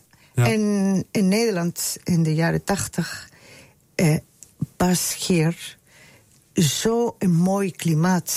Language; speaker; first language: Dutch; non-native, fluent; Spanish